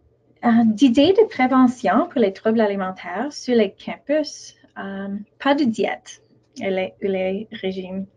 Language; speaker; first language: French; non-native, local second language; English